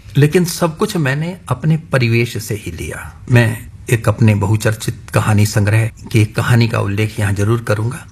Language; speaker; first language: Hindi; non-native, local second language; Punjabi